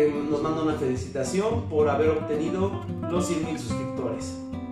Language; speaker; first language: Spanish; native; Spanish